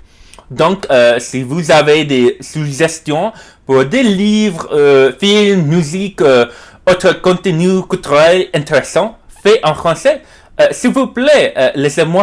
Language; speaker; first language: French; non-native, learner; English